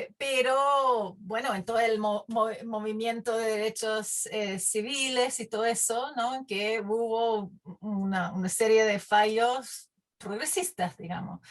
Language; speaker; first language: Spanish; non-native, fluent; English